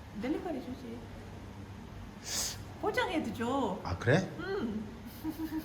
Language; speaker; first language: Korean; non-native, learner; Indonesian